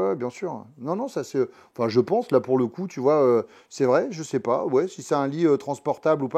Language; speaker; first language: French; native; French